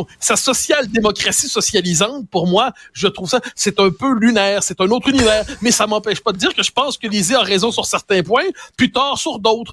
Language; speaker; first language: French; native; French